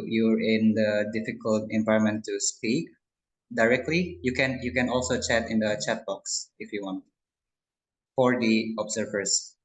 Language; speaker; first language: English; non-native, local second language; Indonesian